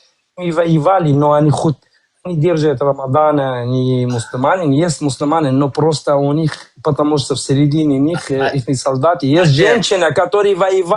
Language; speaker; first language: Russian; non-native, learner; Kurdish